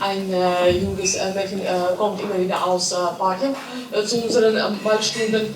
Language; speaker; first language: German; non-native, learner; Ukrainian